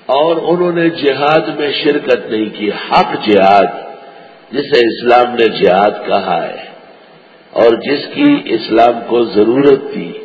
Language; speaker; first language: Urdu; non-native, local second language; Pashto